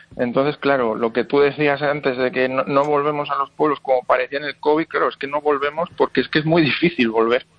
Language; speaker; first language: Spanish; native; Spanish